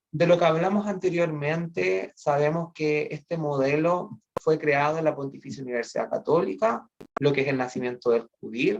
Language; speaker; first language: Spanish; native; Spanish